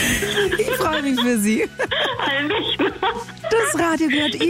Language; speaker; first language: German; native; German